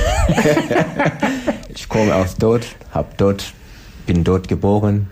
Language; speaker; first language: German; non-native, learner; Swahili